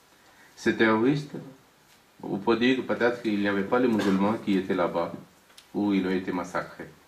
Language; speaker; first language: French; non-native, fluent; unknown